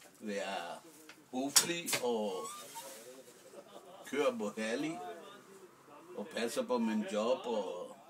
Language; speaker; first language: Danish; non-native, learner; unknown